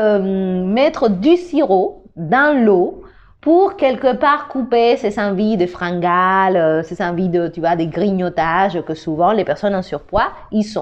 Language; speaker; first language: French; non-native, fluent; Spanish